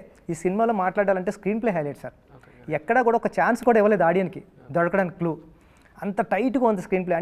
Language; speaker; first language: Telugu; native; Telugu